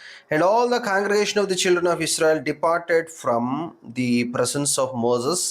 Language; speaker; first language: English; non-native, local second language; Telugu